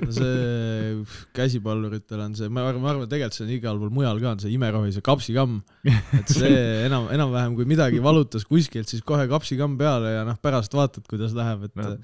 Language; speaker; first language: Estonian; native; Estonian